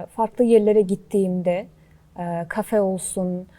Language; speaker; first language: Turkish; non-native, fluent; Kazakh